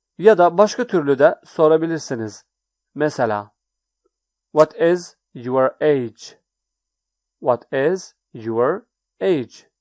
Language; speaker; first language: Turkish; non-native, learner; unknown